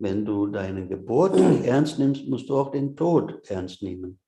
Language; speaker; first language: German; non-native, fluent; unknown